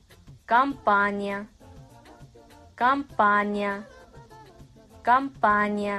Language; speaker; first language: Russian; non-native, fluent; Kazakh